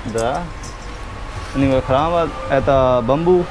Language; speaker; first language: Russian; non-native, learner; Hindi